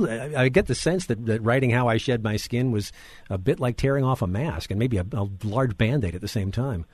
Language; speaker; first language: English; native; English